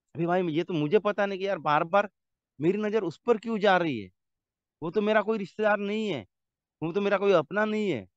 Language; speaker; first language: Hindi; non-native, local second language; Marathi